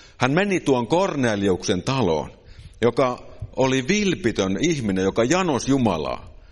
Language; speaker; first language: Finnish; native; Finnish